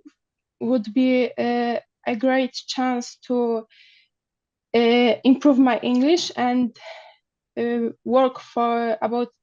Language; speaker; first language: English; non-native, learner; Polish